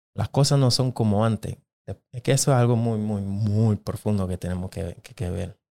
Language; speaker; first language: Spanish; non-native, local second language; Jamaican Creole English